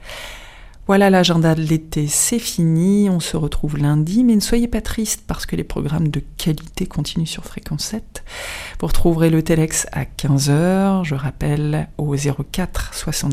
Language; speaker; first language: French; native; French